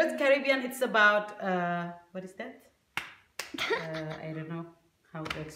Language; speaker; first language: English; non-native, learner; Indonesian